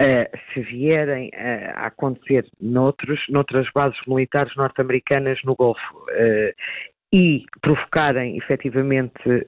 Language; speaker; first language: Portuguese; native; Portuguese